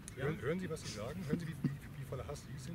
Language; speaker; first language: German; native; German